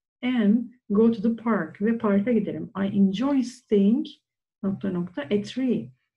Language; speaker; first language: English; non-native, fluent; Turkish